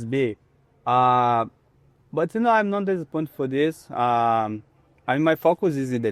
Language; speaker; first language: English; non-native, learner; Portuguese